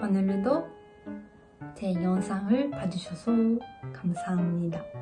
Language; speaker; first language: Korean; non-native, learner; Japanese